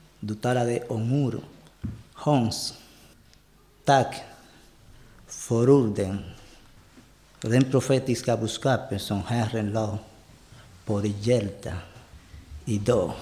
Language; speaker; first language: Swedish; non-native, learner; Spanish